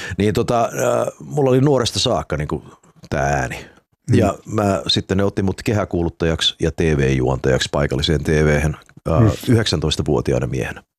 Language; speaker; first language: Finnish; early bilingual, heritage; Finnish